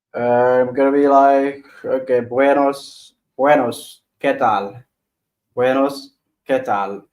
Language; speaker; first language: Spanish; non-native, learner; Arabic